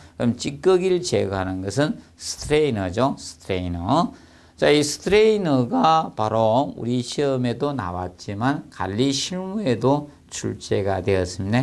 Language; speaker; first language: Korean; native; Korean